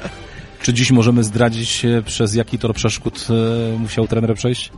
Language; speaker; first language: Polish; native; Polish